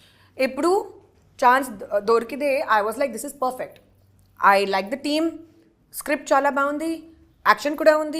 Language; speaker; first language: Telugu; non-native, learner; Hindi